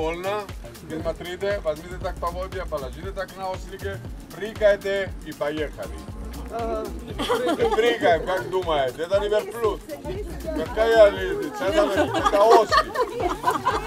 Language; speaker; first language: Russian; non-native, learner; Greek